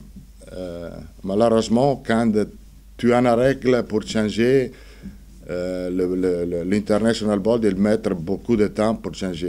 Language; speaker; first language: French; non-native, fluent; Italian